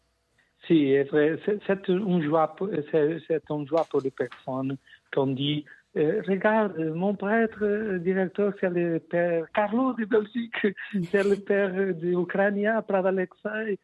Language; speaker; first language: French; non-native, learner; Portuguese